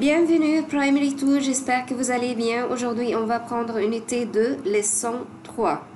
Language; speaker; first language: French; non-native, fluent; Arabic